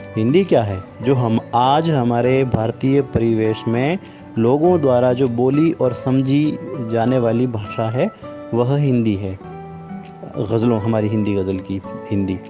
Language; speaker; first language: Hindi; native; Hindi